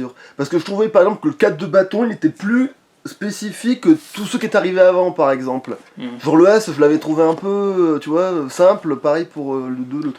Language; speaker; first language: French; native; French